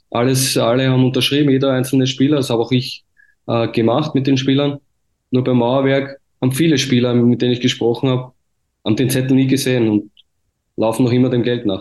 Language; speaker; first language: German; native; German